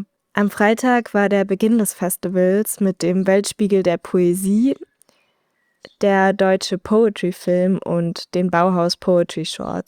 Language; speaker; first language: German; native; German